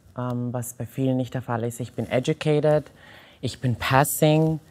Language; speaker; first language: German; non-native, fluent; Serbian